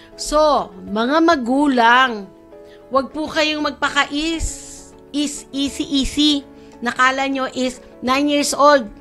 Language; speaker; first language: Filipino; native; Filipino